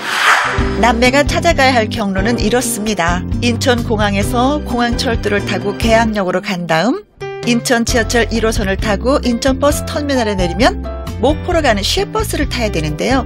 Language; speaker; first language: Korean; native; Korean